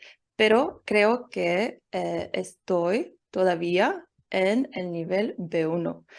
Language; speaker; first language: Spanish; non-native, learner; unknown